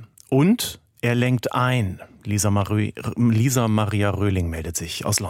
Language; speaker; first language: German; native; German